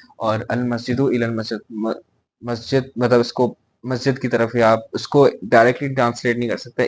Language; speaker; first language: Urdu; native; Urdu